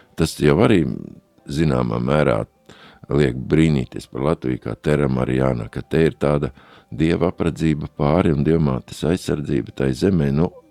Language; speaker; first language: Latvian; native; Latvian